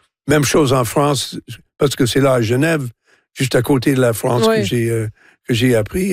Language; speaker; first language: French; non-native, local second language; English